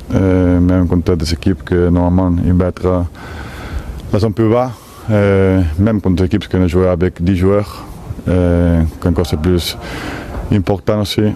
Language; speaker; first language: French; non-native, fluent; Spanish